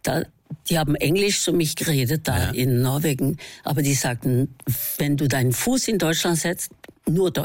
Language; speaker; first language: German; non-native, fluent; Norwegian